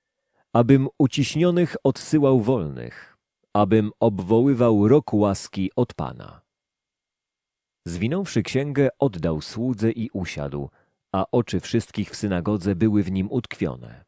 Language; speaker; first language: Polish; native; Polish